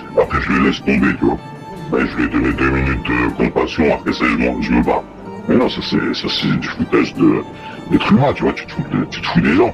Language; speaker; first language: French; native; French